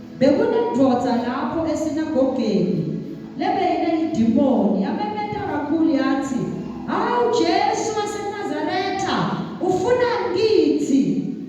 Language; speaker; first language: Zulu; non-native, local second language; Swati